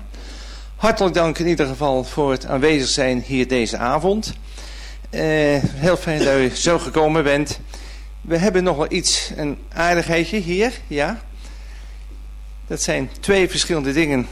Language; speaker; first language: Dutch; native; Dutch